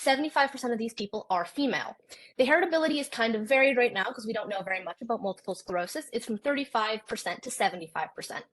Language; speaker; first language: English; native; English